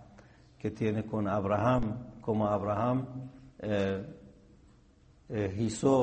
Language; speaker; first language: Spanish; non-native, fluent; Persian